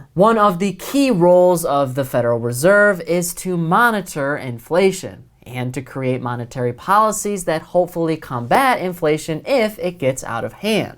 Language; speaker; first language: English; native; English